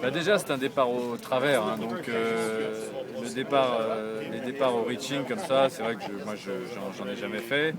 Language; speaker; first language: French; native; French